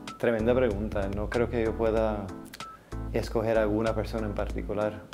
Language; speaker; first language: Spanish; non-native, fluent; English